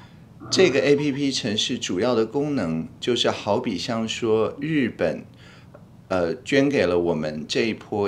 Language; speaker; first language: Chinese; native; Chinese